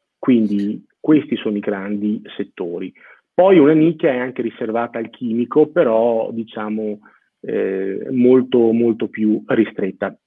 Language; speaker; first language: Italian; native; Italian